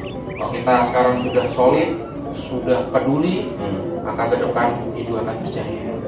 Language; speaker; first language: Indonesian; native; Indonesian